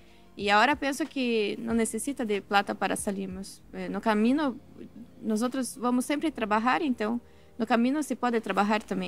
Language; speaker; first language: Spanish; non-native, learner; Portuguese